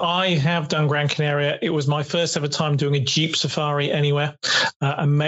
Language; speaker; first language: English; native; English